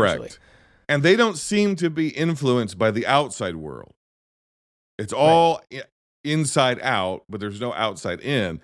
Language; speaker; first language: English; native; English